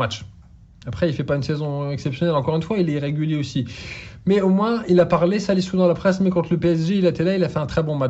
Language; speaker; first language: French; native; French